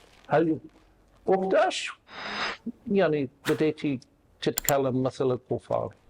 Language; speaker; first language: Arabic; non-native, fluent; English